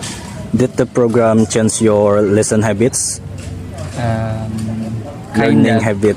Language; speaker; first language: English; non-native, learner; Indonesian